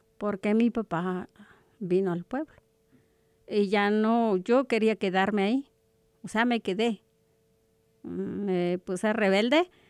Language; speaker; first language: Spanish; non-native, local second language; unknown